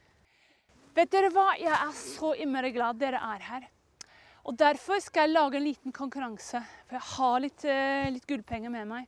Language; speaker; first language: Norwegian; non-native, fluent; English